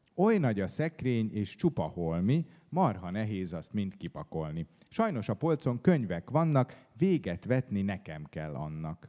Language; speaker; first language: Hungarian; native; Hungarian